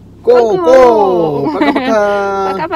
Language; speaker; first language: Korean; native; Korean